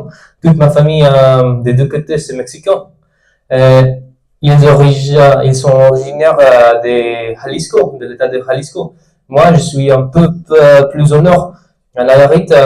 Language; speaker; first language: French; non-native, learner; Spanish